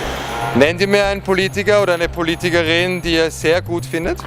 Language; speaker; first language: German; native; German